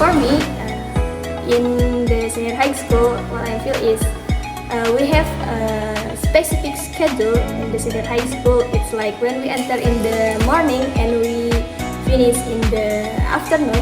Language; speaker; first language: English; non-native, learner; Indonesian